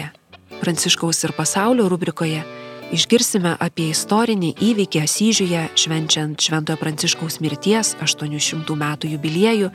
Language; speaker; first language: Lithuanian; native; Lithuanian